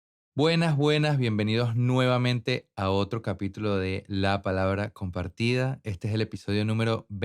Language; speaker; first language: Spanish; native; Spanish